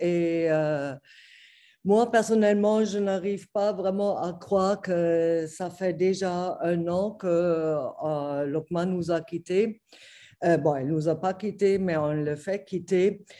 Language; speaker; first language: French; non-native, fluent; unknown